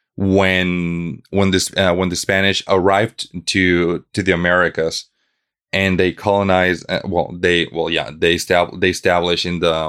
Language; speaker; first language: English; non-native, fluent; Spanish